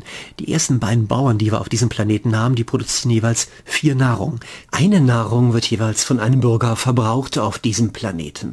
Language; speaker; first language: German; native; German